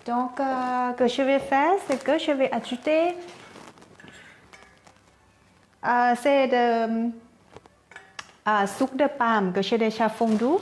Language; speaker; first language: French; non-native, learner; Thai